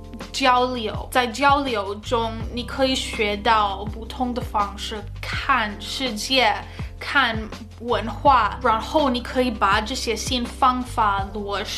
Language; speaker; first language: Chinese; non-native, fluent; English